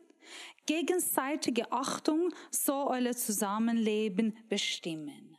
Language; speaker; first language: German; non-native, learner; Persian